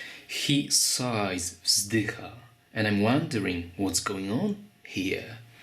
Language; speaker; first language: English; non-native, fluent; Polish